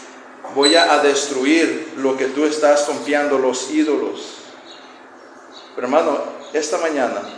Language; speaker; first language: Spanish; native; Spanish